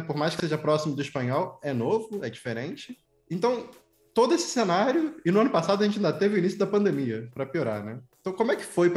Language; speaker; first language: Portuguese; native; Portuguese